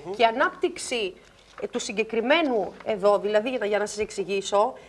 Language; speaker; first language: Greek; non-native, fluent; German